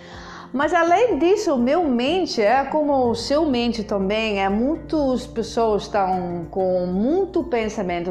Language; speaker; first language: Portuguese; non-native, fluent; Dutch